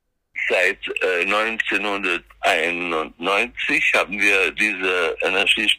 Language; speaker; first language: German; non-native, fluent; Swedish